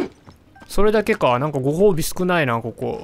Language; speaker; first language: Japanese; native; Japanese